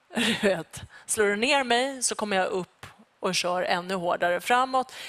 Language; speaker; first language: Swedish; early bilingual, other home language; Persian